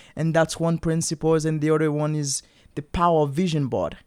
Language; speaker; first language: English; non-native, fluent; Haitian Creole